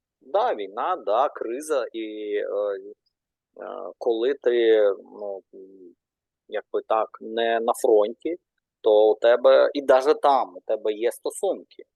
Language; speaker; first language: Ukrainian; non-native, local second language; Russian